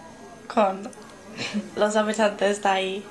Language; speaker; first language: Spanish; non-native, learner; English